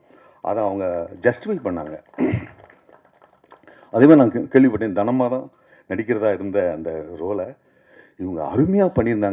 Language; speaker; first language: Tamil; native; Tamil